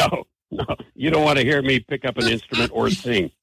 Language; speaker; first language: English; native; English